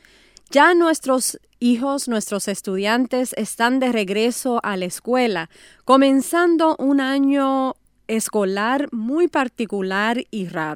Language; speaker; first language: Spanish; native; Spanish